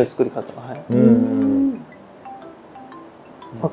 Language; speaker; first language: Japanese; native; Japanese